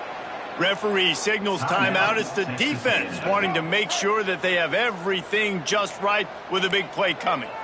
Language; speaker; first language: English; native; English